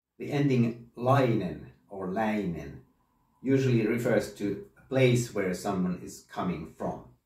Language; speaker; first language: English; non-native, fluent; Finnish